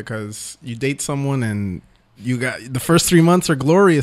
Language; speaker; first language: English; non-native, local second language; Spanish